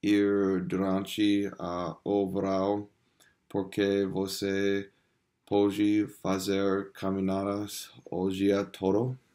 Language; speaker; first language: Portuguese; non-native, learner; English